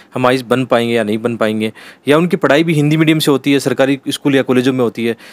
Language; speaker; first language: Hindi; native; Hindi